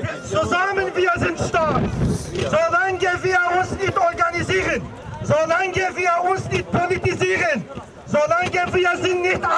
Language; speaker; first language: German; non-native, fluent; Kurdish